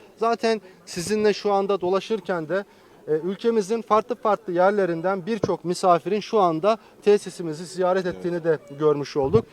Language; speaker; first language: Turkish; native; Turkish